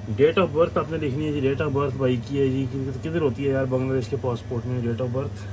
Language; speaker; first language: Urdu; non-native, local second language; Punjabi